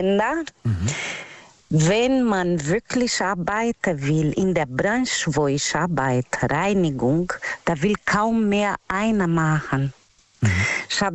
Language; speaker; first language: German; non-native, fluent; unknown